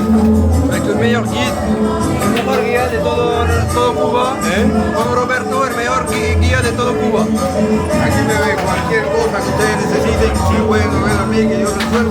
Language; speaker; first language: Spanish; non-native, learner; French